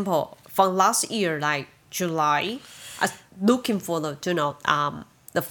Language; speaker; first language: English; non-native, learner; Chinese